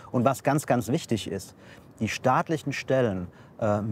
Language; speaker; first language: German; native; German